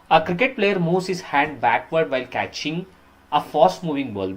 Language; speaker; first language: English; non-native, local second language; Kannada